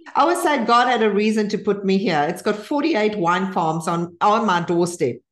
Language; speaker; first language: English; non-native, fluent; Spanish